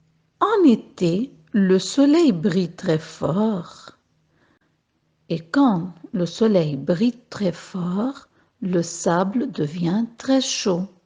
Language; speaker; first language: French; non-native, local second language; Arabic